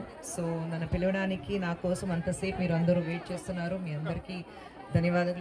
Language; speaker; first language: Telugu; non-native, learner; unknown